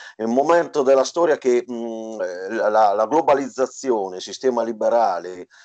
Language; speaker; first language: Italian; native; Italian